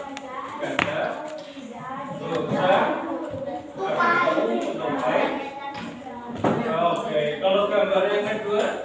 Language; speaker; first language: Indonesian; native; Indonesian